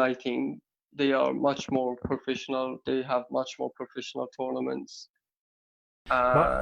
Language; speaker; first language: English; non-native, learner; Persian